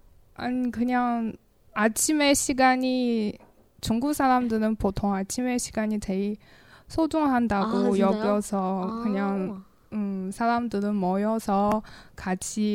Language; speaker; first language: Korean; non-native, learner; Chinese